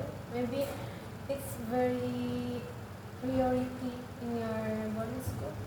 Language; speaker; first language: English; non-native, learner; Indonesian